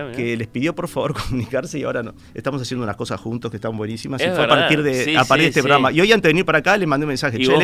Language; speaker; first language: Spanish; native; Spanish